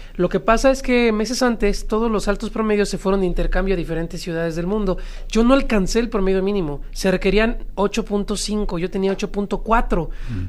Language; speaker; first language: Spanish; native; Spanish